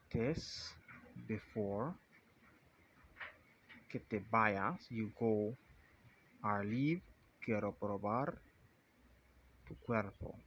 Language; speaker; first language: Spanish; non-native, fluent; English